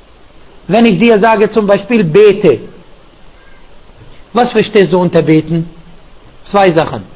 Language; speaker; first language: German; non-native, fluent; Arabic